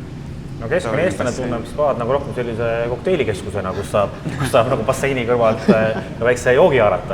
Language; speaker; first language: Estonian; native; Estonian